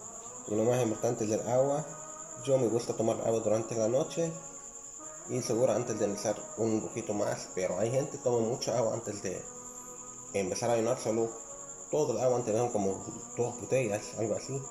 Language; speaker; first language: Spanish; non-native, learner; Arabic